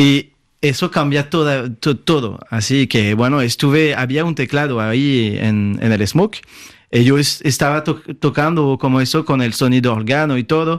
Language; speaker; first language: Spanish; non-native, fluent; French